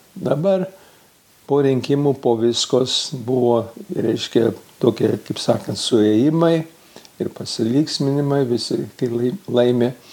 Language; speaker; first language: Lithuanian; early bilingual, heritage; Lithuanian